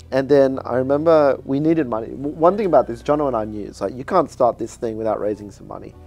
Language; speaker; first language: English; native; English